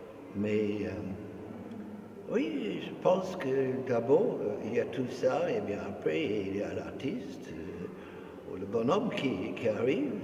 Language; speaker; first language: French; non-native, fluent; English